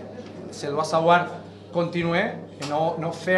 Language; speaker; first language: French; non-native, learner; Catalan